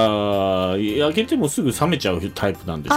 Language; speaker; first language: Japanese; native; Japanese